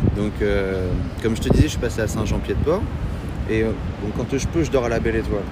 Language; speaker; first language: French; native; French